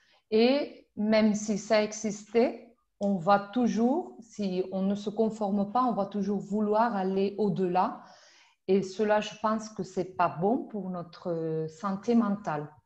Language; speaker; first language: French; non-native, fluent; Spanish